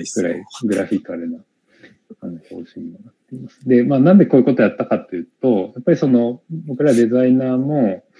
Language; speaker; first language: Japanese; native; Japanese